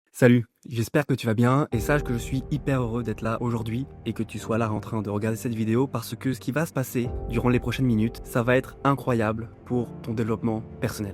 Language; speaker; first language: French; native; French